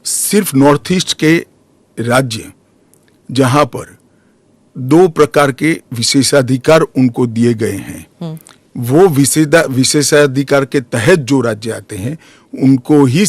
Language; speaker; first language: Hindi; non-native, local second language; Gujarati